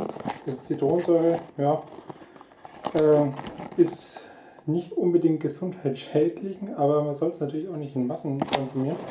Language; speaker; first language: German; native; German